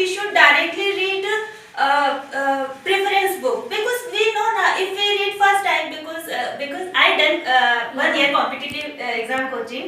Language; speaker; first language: English; non-native, learner; Hindi